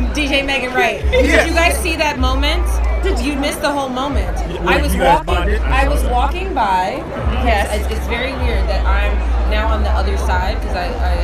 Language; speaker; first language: English; native; English